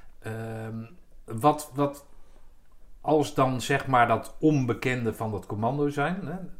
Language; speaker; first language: Dutch; native; Dutch